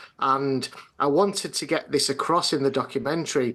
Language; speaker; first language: English; native; English